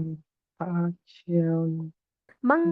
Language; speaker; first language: Chinese; non-native, learner; Bangla